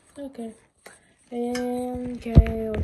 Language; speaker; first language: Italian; non-native, learner; English